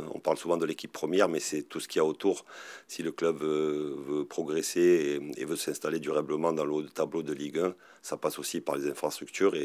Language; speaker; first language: French; native; French